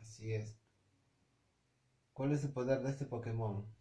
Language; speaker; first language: Spanish; native; Spanish